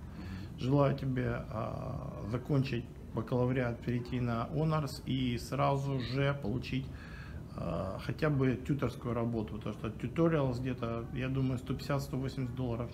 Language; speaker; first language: Russian; native; Russian